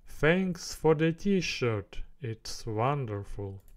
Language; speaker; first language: English; non-native, learner; Russian